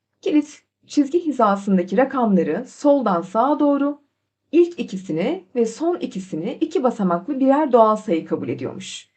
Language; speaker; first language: Turkish; native; Turkish